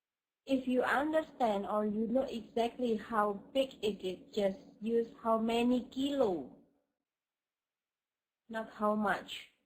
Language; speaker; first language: English; non-native, fluent; Indonesian